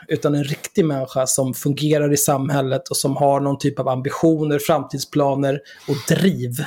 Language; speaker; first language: Swedish; native; Swedish